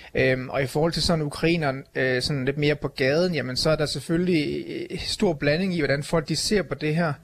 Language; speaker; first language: Danish; native; Danish